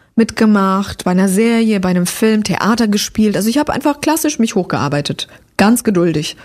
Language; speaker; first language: German; early bilingual, other home language; Polish